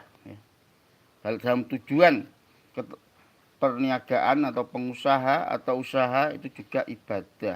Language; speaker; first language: Indonesian; native; Indonesian